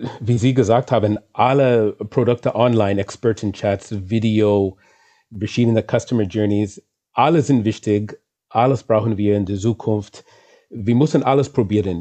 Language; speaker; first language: German; non-native, fluent; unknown